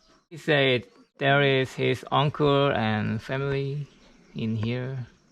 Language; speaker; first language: English; non-native, learner; Korean